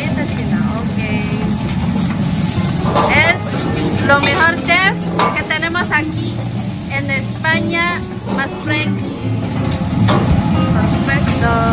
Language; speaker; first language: Spanish; non-native, learner; Indonesian